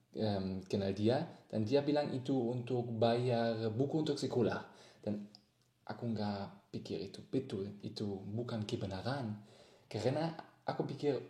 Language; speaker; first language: Indonesian; non-native, learner; German